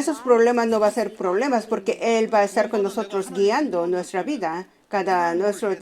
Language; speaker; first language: Spanish; non-native, fluent; Korean